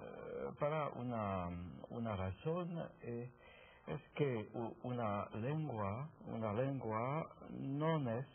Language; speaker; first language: Spanish; non-native, fluent; French